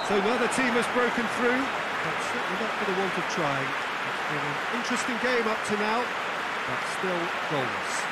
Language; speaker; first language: English; native; English